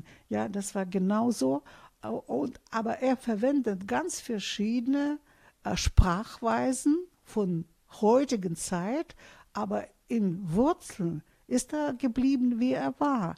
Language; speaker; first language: German; non-native, fluent; Russian